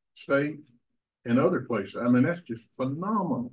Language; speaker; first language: English; native; English